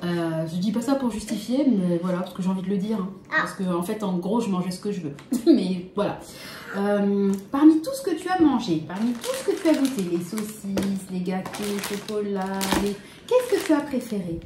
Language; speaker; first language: French; native; French